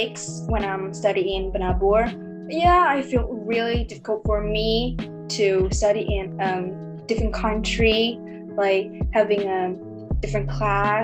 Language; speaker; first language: English; early bilingual, other home language; Indonesian